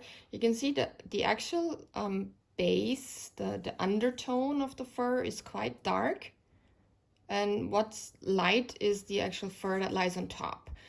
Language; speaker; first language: English; non-native, fluent; German